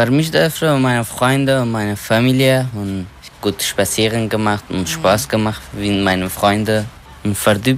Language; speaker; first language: German; non-native, learner; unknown